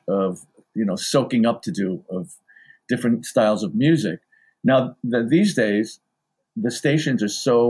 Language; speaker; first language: English; native; English